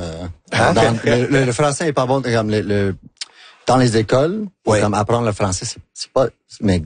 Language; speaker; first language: French; non-native, local second language; English